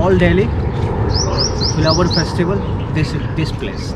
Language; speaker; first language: English; non-native, learner; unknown